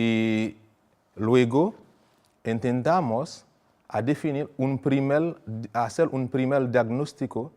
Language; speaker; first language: Spanish; non-native, fluent; Haitian Creole